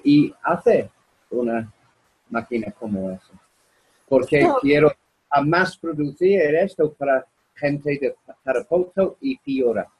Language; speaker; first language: Spanish; non-native, learner; English